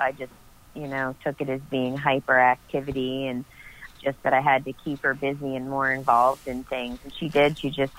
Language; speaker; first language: English; native; English